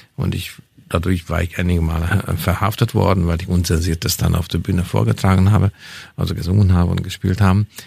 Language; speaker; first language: German; non-native, fluent; Hungarian